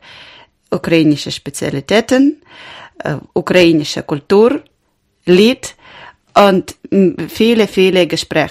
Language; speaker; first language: German; non-native, learner; Ukrainian